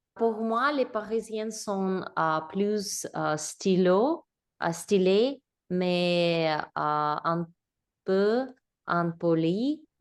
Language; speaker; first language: French; non-native, learner; Russian